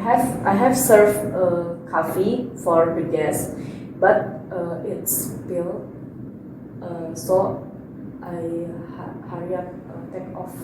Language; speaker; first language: English; non-native, learner; Indonesian